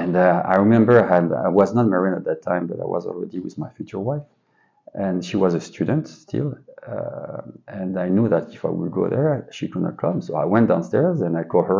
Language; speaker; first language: English; non-native, fluent; French